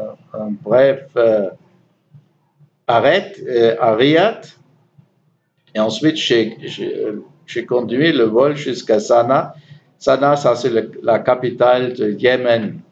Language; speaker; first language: French; non-native, learner; German